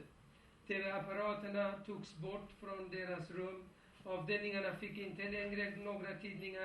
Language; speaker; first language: Swedish; non-native, fluent; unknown